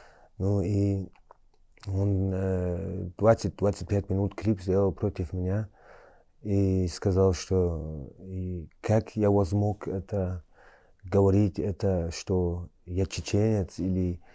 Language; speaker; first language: Russian; early bilingual, heritage; Chechen